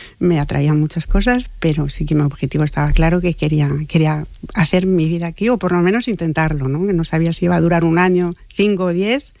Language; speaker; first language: Spanish; non-native, fluent; French